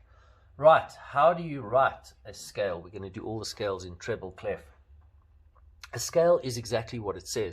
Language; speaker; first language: English; native; English